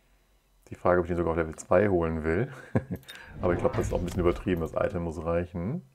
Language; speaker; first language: German; native; German